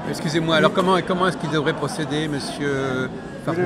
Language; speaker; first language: French; native; French